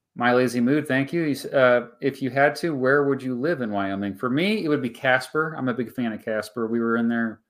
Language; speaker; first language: English; native; English